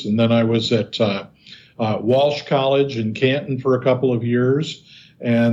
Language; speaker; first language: English; native; English